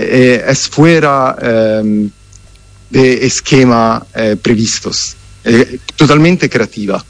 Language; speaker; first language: Spanish; non-native, fluent; Italian